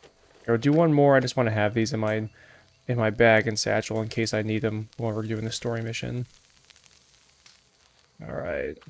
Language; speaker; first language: English; native; English